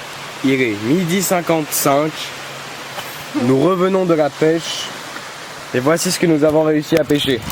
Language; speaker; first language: French; native; French